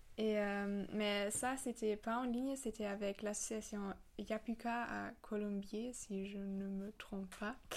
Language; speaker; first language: French; non-native, fluent; German